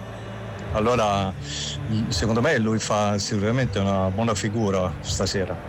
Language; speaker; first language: Italian; non-native, fluent; German